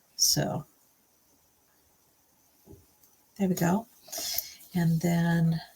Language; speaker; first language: English; native; English